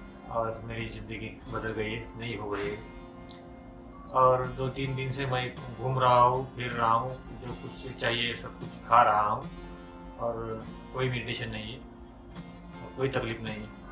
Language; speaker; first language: Hindi; non-native, local second language; Marathi